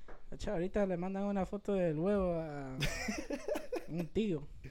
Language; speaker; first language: Spanish; early bilingual, heritage; Spanish